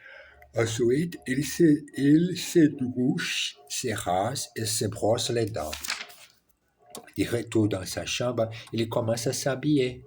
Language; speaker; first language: French; non-native, learner; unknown